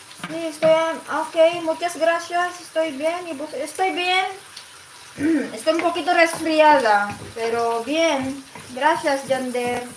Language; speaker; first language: Spanish; non-native, fluent; Filipino